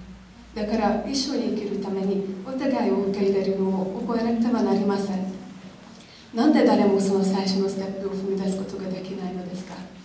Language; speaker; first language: Japanese; non-native, learner; Hungarian